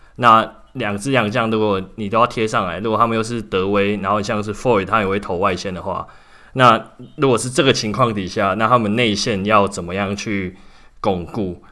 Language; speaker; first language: Chinese; native; Chinese